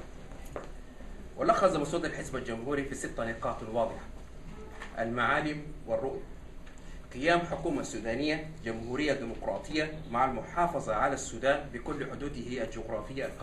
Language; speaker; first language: Arabic; non-native, local second language; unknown